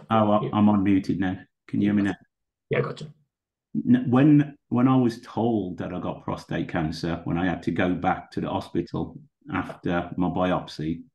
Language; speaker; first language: English; native; English